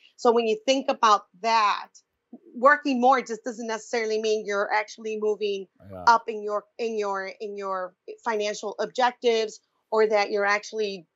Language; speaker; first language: English; native; English